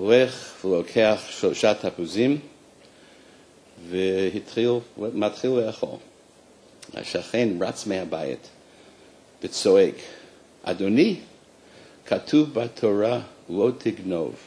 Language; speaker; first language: Hebrew; non-native, fluent; English